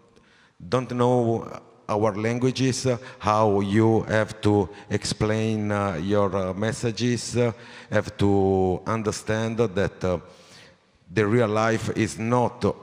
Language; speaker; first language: English; non-native, learner; Italian